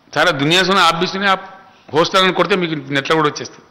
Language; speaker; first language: Hindi; non-native, local second language; Telugu